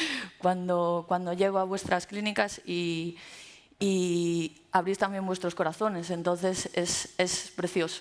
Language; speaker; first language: Spanish; native; Spanish